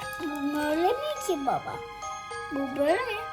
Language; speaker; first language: Turkish; early bilingual, heritage; Turkish